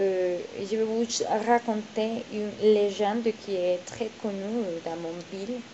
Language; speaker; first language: French; non-native, learner; Spanish